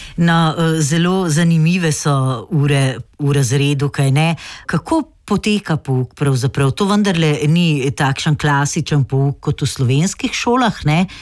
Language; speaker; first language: Slovenian; native; Slovenian